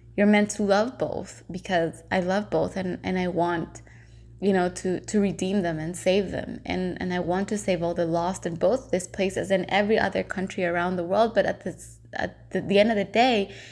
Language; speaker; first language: English; non-native, fluent; Spanish